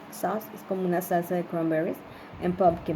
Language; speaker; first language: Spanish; native; Spanish